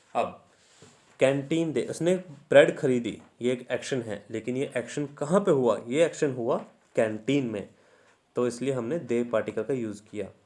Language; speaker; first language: Hindi; native; Hindi